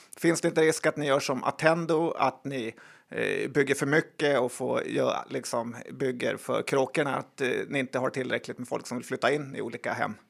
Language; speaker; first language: Swedish; native; Swedish